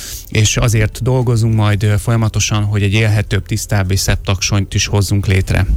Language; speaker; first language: Hungarian; native; Hungarian